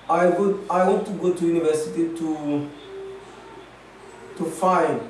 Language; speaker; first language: English; non-native, learner; Haitian Creole